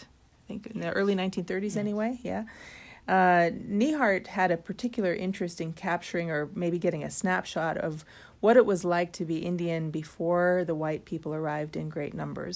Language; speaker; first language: English; native; English